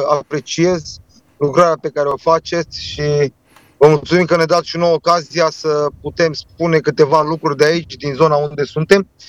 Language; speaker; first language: Romanian; non-native, local second language; Turkish